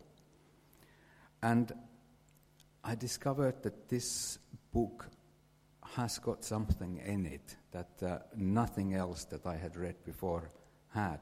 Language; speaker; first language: English; non-native, fluent; Finnish